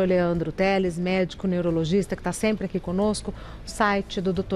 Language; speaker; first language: Portuguese; native; Portuguese